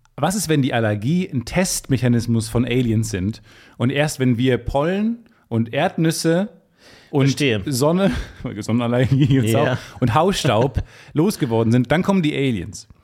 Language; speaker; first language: German; native; German